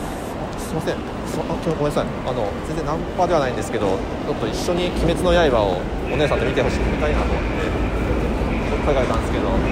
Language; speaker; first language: Japanese; native; Japanese